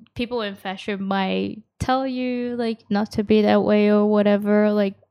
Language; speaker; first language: English; early bilingual, other home language; Japanese